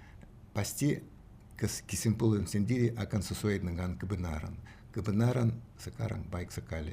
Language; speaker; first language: Indonesian; non-native, learner; Russian